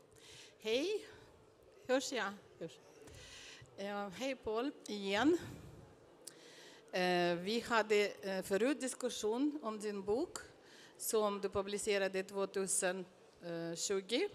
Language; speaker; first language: Swedish; non-native, fluent; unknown